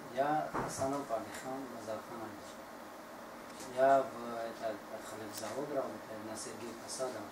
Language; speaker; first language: Russian; non-native, learner; Tajik